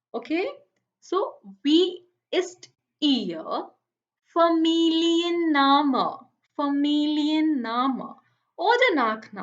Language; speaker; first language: German; non-native, fluent; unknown